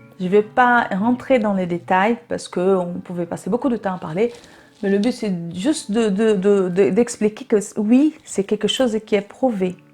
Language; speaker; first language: French; non-native, fluent; Portuguese